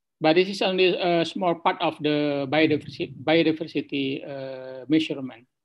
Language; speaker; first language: English; non-native, fluent; Indonesian